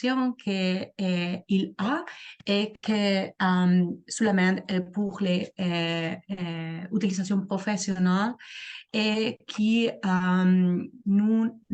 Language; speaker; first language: French; non-native, learner; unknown